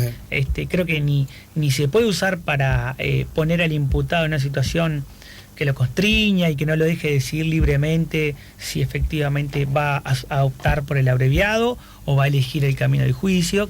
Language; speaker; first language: Spanish; native; Spanish